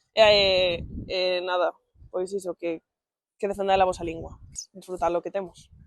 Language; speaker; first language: Galician; non-native, local second language; Spanish